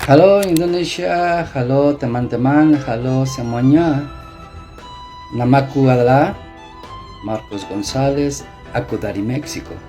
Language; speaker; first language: Indonesian; non-native, learner; Spanish